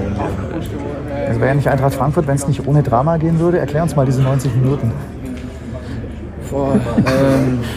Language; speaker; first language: German; native; German